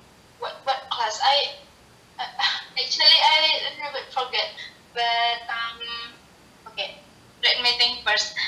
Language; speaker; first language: English; non-native, learner; Indonesian